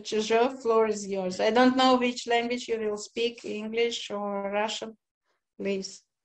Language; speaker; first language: English; non-native, fluent; Russian